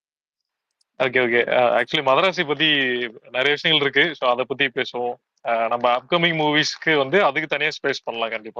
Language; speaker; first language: Tamil; native; Tamil